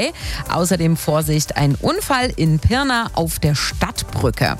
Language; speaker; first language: German; native; German